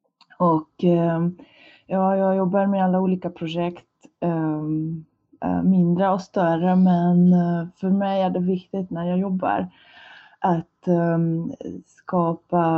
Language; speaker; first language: Swedish; non-native, fluent; Hungarian